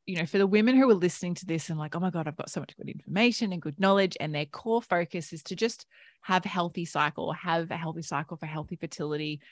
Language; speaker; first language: English; native; English